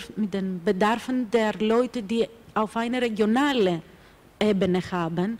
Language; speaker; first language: German; non-native, fluent; Greek